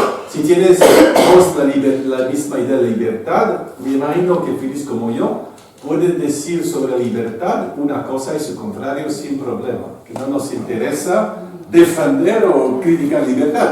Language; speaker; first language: Spanish; non-native, fluent; French